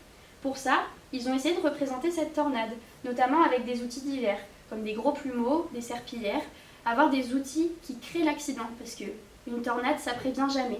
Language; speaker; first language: French; native; French